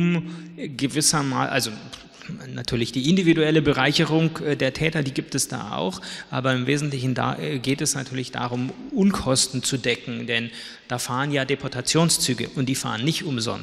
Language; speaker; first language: German; native; German